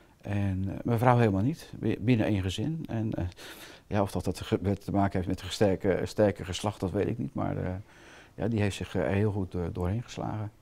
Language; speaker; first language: Dutch; native; Dutch